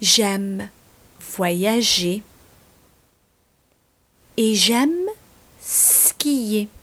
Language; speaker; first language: French; non-native, fluent; English